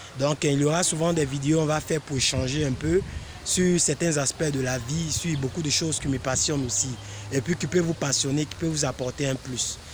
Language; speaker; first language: French; non-native, local second language; Lingala